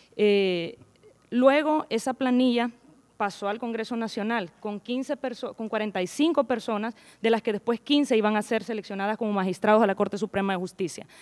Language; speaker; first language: Spanish; native; Spanish